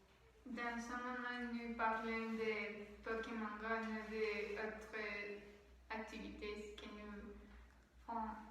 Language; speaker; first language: French; non-native, learner; Spanish